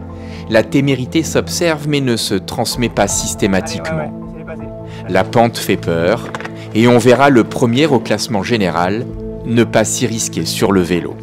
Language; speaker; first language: French; native; French